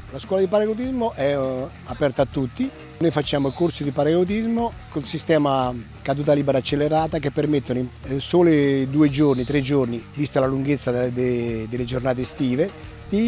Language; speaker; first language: Italian; native; Italian